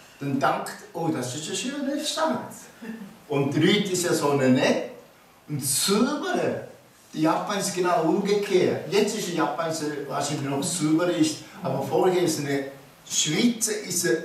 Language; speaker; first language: German; non-native, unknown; Japanese